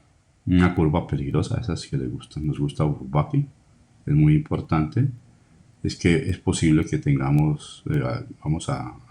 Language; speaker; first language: Spanish; native; Spanish